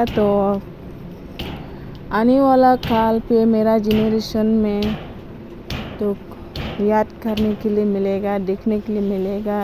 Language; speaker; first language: Hindi; non-native, local second language; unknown